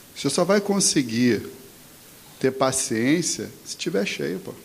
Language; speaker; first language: Portuguese; native; Portuguese